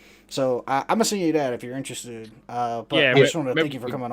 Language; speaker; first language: English; native; English